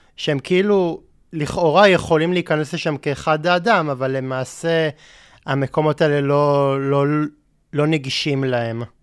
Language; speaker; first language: Hebrew; native; Hebrew